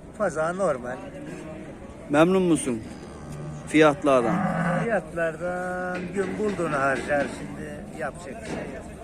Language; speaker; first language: Turkish; native; Turkish